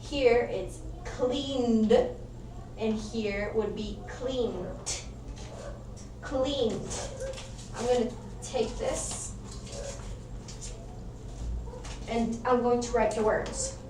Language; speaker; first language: English; non-native, fluent; Spanish